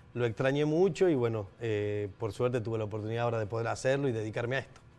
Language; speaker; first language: Spanish; native; Spanish